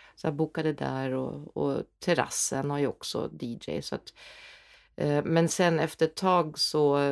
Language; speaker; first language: Swedish; non-native, fluent; German